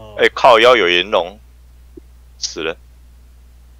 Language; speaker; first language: Chinese; native; Chinese